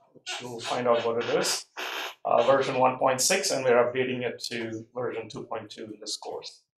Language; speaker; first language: English; non-native, local second language; Tamil